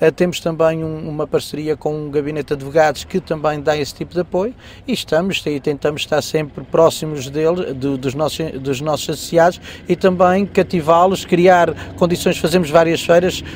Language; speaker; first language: Portuguese; native; Portuguese